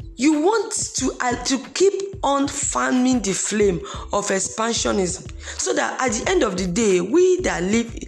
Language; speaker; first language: English; non-native, local second language; Esan